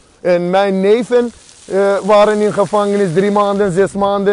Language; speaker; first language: Dutch; non-native, fluent; Azerbaijani